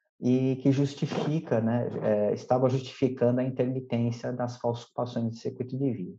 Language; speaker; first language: Portuguese; native; Portuguese